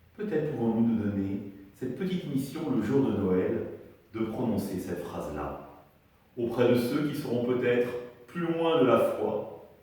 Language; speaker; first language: French; native; French